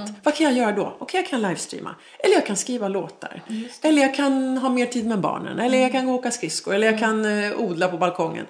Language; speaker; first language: Swedish; native; Swedish